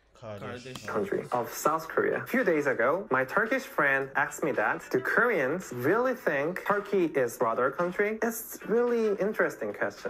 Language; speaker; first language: English; non-native, fluent; Korean